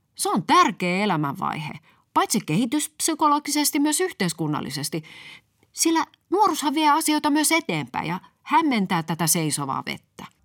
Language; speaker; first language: Finnish; native; Finnish